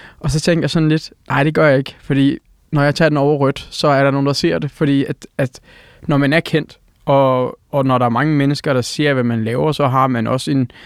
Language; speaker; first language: Danish; early bilingual, other home language; Turkish